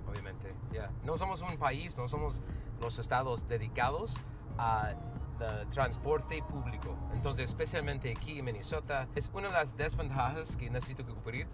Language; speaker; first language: Spanish; non-native, fluent; English